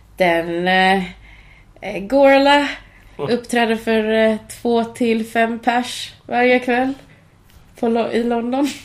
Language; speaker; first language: Swedish; early bilingual, other home language; Cantonese